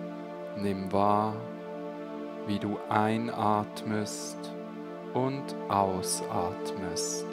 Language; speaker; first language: German; native; German